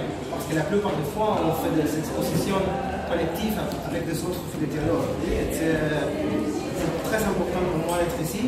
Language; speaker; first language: French; non-native, fluent; Spanish